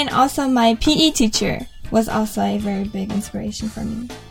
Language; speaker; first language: English; non-native, fluent; Japanese